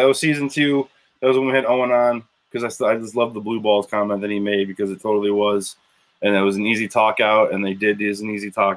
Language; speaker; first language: English; native; English